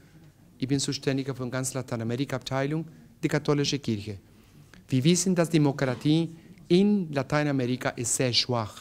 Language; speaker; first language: German; non-native, learner; Spanish